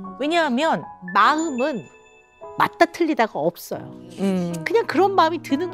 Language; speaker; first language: Korean; native; Korean